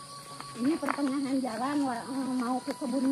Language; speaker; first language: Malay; non-native, local second language; Sundanese